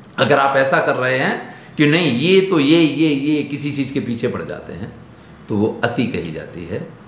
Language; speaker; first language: Hindi; native; Hindi